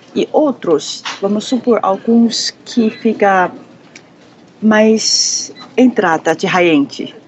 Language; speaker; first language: Portuguese; non-native, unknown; Chinese